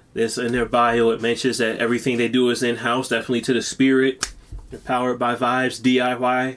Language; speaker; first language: English; native; English